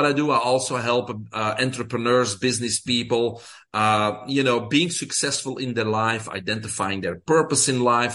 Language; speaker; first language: English; non-native, fluent; Dutch